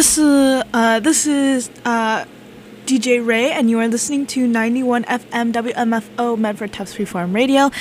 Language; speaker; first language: English; native; English